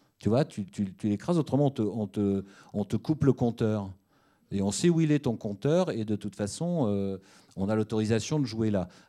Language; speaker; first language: French; native; French